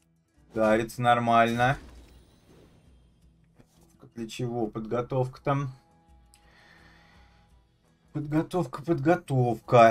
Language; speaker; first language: Russian; native; Russian